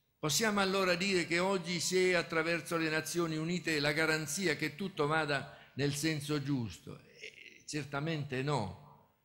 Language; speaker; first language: Italian; native; Italian